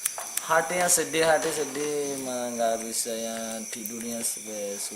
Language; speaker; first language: Indonesian; non-native, learner; Rohingya